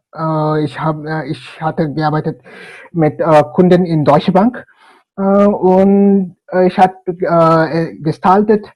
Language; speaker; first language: German; non-native, fluent; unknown